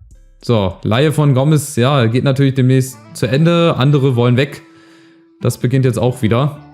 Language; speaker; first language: German; native; German